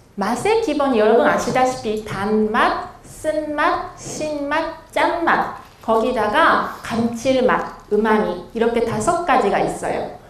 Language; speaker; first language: Korean; non-native, fluent; Japanese